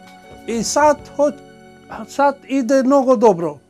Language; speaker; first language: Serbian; non-native, local second language; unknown